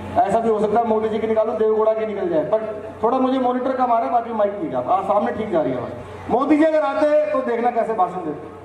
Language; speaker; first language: Hindi; native; Hindi